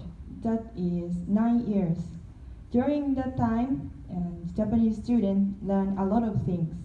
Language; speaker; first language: English; non-native, learner; Korean